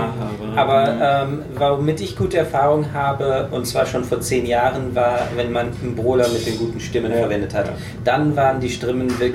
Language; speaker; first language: German; native; German